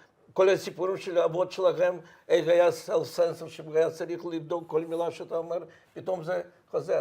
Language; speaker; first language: Hebrew; non-native, fluent; Russian